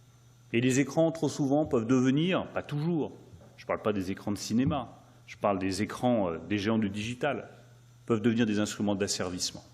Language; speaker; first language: French; native; French